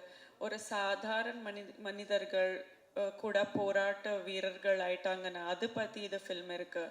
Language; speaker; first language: Tamil; non-native, fluent; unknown